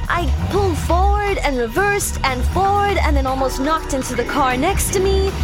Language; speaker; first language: English; native; English